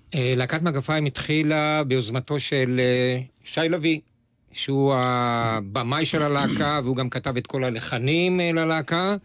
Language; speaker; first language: Hebrew; native; Hebrew